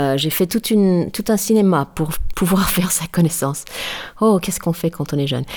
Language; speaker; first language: French; non-native, fluent; English